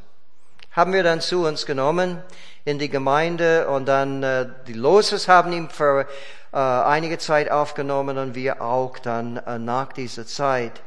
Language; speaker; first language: German; non-native, fluent; English